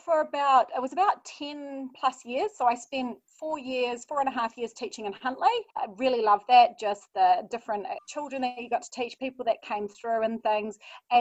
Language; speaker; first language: English; native; English